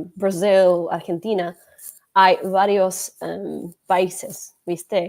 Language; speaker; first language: Spanish; non-native, learner; English